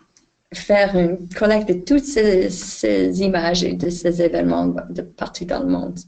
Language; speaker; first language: French; non-native, fluent; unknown